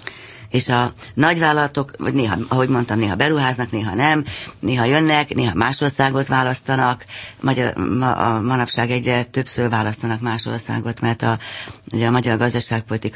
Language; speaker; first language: Hungarian; native; Hungarian